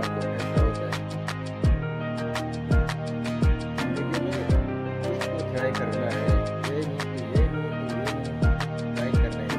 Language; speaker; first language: Hindi; non-native, local second language; Bodo